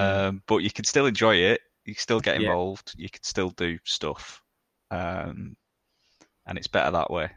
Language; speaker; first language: English; native; English